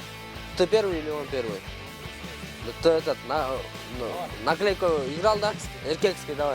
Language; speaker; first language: Russian; non-native, local second language; Kyrgyz